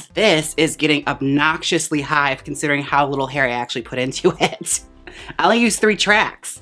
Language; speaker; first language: English; native; English